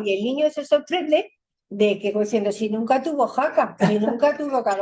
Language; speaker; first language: Spanish; native; Spanish